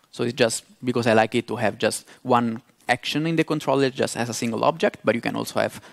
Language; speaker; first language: English; non-native, fluent; Italian